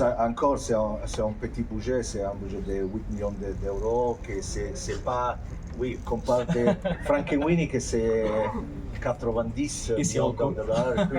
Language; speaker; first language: French; non-native, fluent; Italian